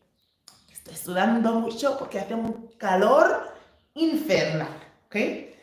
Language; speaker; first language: Spanish; non-native, fluent; English